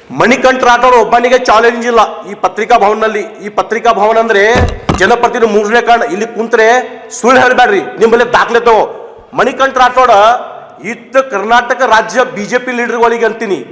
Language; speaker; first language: Kannada; non-native, local second language; Lambadi